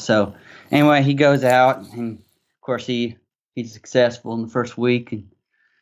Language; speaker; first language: English; native; English